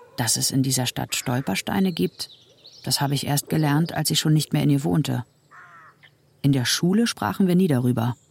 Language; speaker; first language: German; native; German